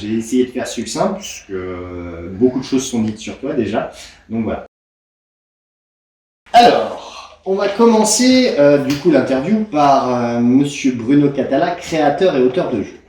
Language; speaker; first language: French; native; French